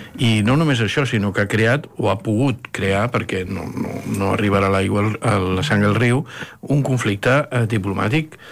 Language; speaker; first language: Catalan; native; Catalan